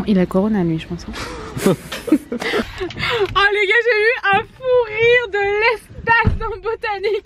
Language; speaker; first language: French; native; French